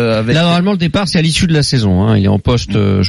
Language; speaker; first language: French; native; French